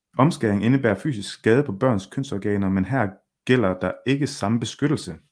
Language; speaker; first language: Danish; early bilingual, other home language; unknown